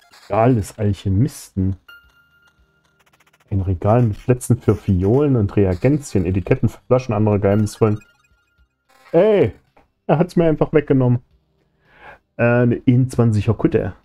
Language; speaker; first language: German; native; German